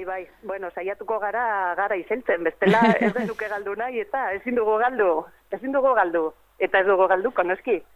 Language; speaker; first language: Basque; non-native, local second language; Spanish